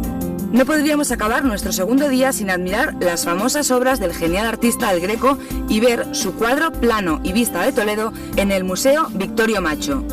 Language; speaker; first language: Spanish; native; Spanish